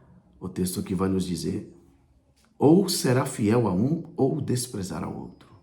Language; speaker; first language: Portuguese; native; Portuguese